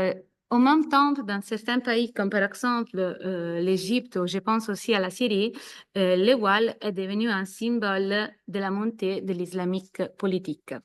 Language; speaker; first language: French; non-native, fluent; Italian